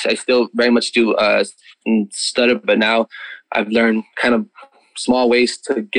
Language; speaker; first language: English; native; English